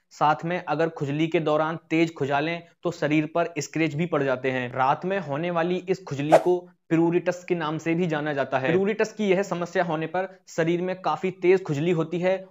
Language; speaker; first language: Hindi; native; Hindi